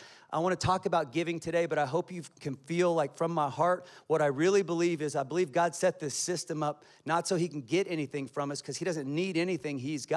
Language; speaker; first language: English; native; English